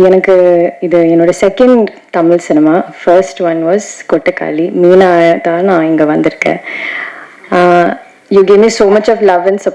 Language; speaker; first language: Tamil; non-native, learner; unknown